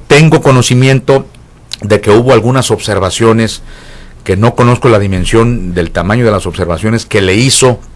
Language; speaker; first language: Spanish; native; Spanish